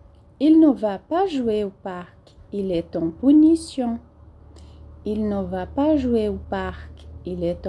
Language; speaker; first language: French; non-native, fluent; Portuguese